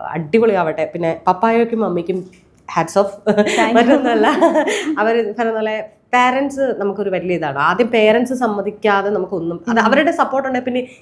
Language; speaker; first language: Malayalam; native; Malayalam